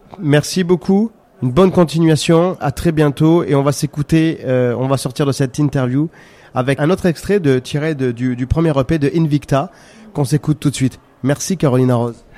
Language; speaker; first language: French; native; French